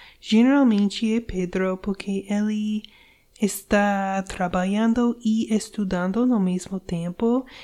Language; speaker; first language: Portuguese; non-native, learner; English